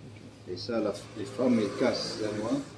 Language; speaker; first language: French; non-native, local second language; Arabic